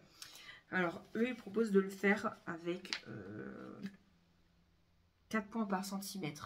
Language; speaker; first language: French; native; French